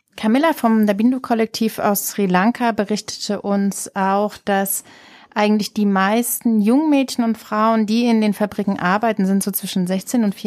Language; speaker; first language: German; native; German